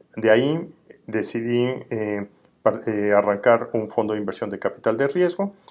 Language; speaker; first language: Spanish; native; Spanish